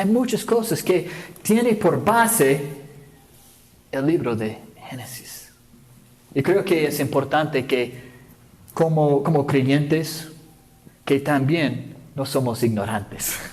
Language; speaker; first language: Spanish; non-native, fluent; English